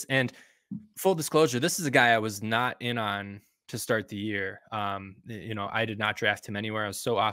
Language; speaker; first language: English; native; English